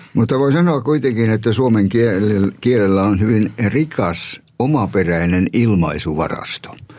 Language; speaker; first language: Finnish; native; Finnish